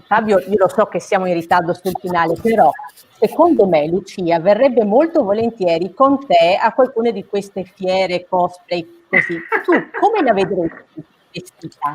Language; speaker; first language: Italian; native; Italian